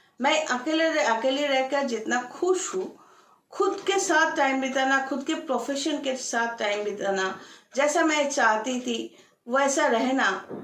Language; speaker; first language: Hindi; non-native, local second language; Bangla